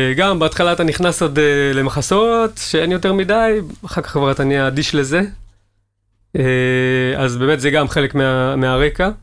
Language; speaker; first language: Hebrew; native; Hebrew